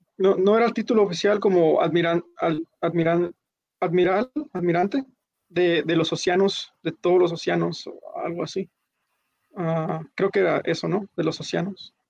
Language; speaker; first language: Spanish; early bilingual, heritage; Spanish